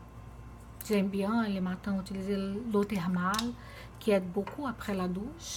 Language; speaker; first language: French; non-native, fluent; Portuguese